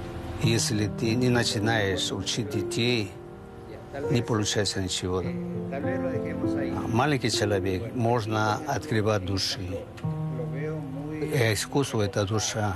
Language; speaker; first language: Russian; non-native, learner; Spanish